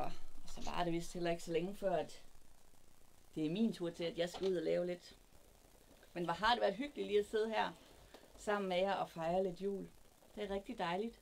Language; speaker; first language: Danish; native; Danish